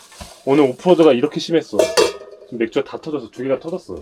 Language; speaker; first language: Korean; native; Korean